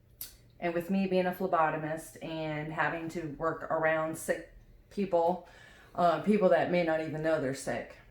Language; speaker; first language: English; native; English